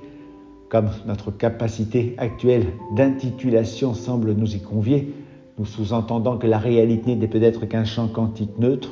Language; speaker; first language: French; native; French